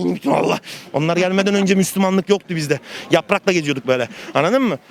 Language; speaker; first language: Turkish; native; Turkish